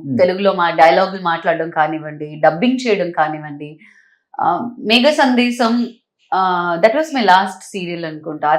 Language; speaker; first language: Telugu; native; Telugu